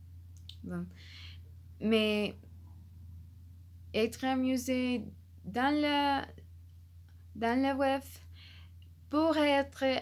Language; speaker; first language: French; non-native, learner; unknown